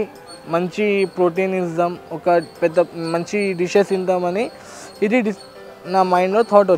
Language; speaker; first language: Telugu; non-native, local second language; Urdu